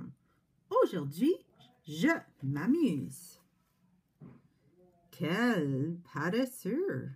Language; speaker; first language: French; non-native, fluent; English